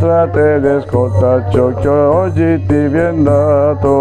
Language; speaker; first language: Italian; non-native, learner; Spanish